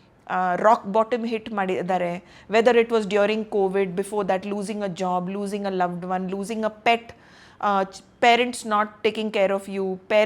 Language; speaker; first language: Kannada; non-native, local second language; Hindi